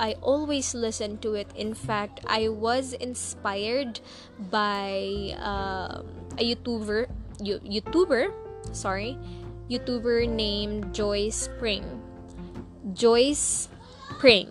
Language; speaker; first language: English; non-native, local second language; Cebuano